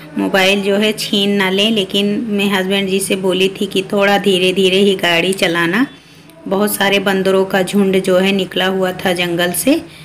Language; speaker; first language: Hindi; native; Hindi